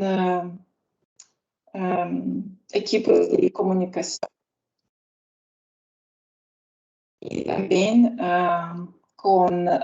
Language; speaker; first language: Spanish; non-native, learner; Lithuanian